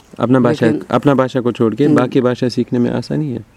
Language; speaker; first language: Hindi; native; Hindi